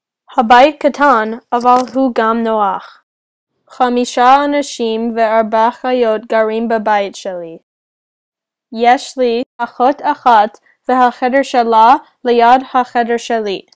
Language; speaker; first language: Hebrew; non-native, learner; English